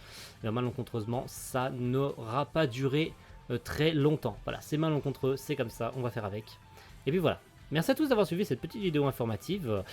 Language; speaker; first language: French; native; French